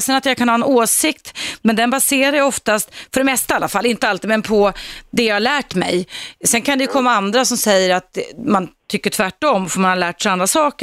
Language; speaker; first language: Swedish; native; Swedish